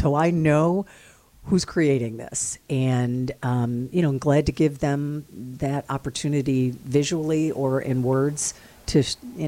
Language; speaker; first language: English; native; English